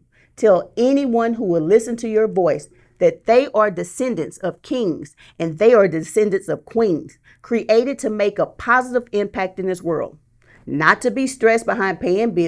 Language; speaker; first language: English; native; English